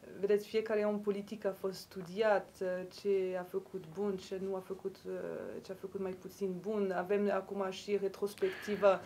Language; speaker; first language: Romanian; non-native, fluent; French